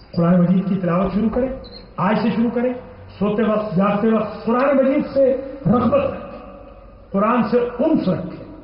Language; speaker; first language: Urdu; non-native, local second language; Punjabi